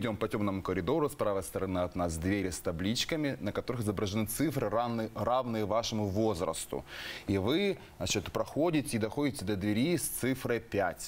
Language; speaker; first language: Russian; native; Russian